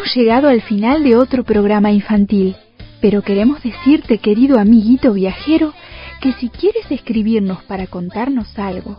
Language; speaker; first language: Spanish; native; Spanish